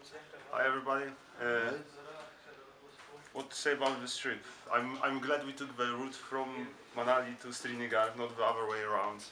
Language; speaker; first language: English; non-native, fluent; Polish